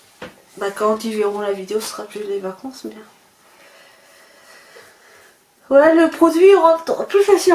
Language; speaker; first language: French; native; French